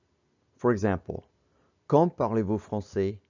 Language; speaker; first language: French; non-native, fluent; English